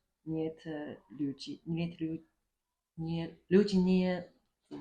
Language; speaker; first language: Russian; non-native, learner; Chinese